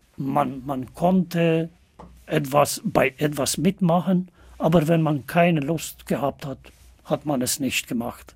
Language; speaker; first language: German; non-native, fluent; Albanian